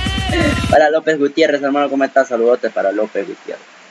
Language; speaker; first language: Spanish; native; Spanish